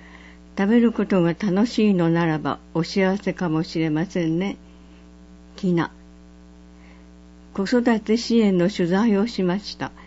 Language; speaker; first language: Japanese; native; Japanese